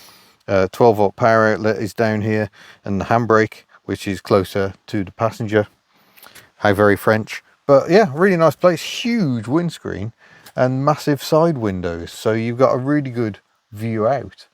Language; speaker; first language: English; native; English